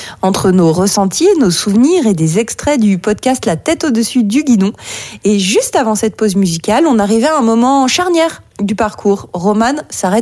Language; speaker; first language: French; native; French